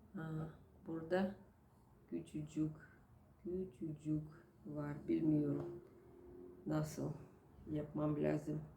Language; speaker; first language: Turkish; non-native, learner; Russian